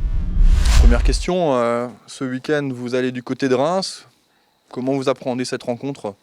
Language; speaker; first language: French; native; French